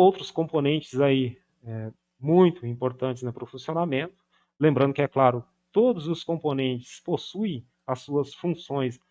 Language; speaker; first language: Portuguese; native; Portuguese